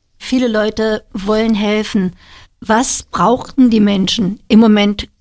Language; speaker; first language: German; native; German